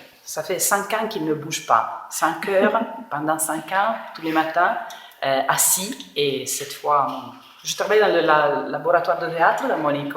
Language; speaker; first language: French; non-native, fluent; Italian